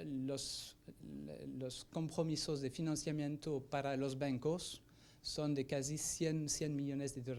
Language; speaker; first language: Spanish; non-native, fluent; French